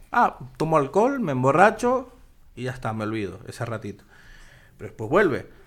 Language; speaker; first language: Spanish; native; Spanish